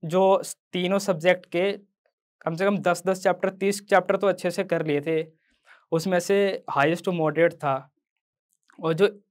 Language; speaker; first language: Hindi; native; Hindi